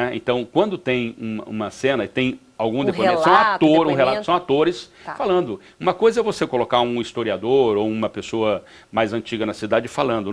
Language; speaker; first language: Portuguese; native; Portuguese